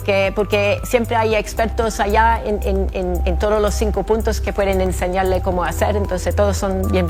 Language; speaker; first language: Spanish; non-native, fluent; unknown